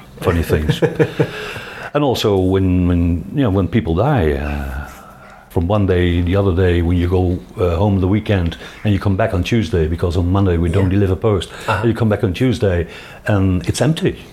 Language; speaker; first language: English; non-native, fluent; Dutch